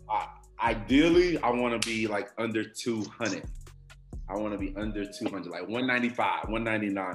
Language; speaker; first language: English; native; English